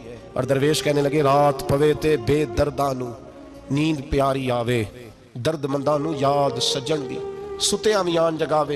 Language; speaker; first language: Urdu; non-native, local second language; Punjabi